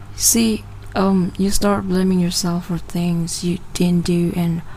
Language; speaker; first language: English; non-native, local second language; Malay